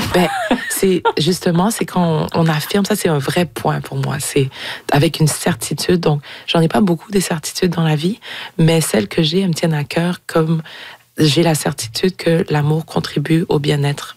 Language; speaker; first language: French; native; French